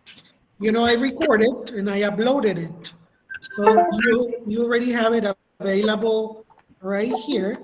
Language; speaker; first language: English; non-native, fluent; Spanish